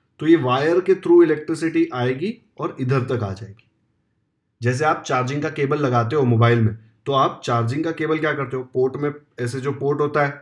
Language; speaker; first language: Hindi; non-native, local second language; Marathi